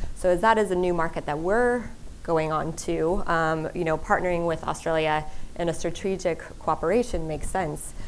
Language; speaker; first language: English; native; English